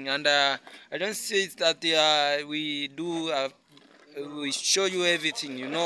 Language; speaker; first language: English; non-native, learner; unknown